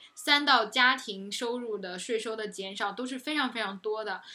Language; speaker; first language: Chinese; native; Chinese